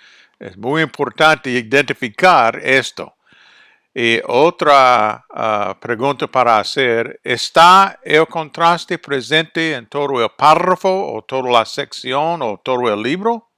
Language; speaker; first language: Spanish; non-native, fluent; English